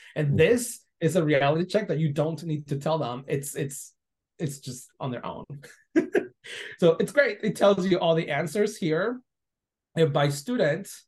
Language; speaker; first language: English; non-native, fluent; Spanish